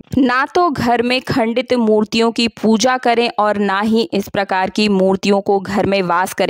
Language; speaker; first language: Hindi; native; Hindi